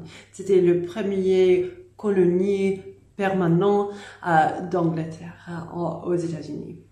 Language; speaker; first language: French; non-native, learner; English